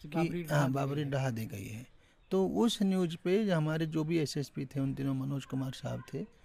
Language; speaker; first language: Hindi; native; Hindi